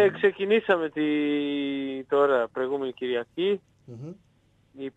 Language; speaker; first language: Greek; non-native, fluent; Serbian